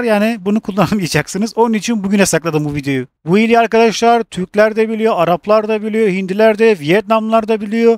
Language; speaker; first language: Turkish; native; Turkish